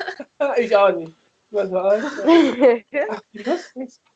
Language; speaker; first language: German; native; German